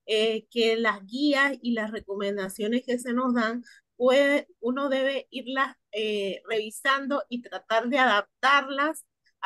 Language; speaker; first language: Spanish; native; Spanish